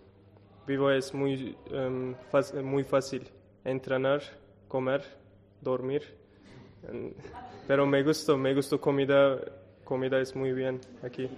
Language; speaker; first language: Spanish; non-native, learner; Turkish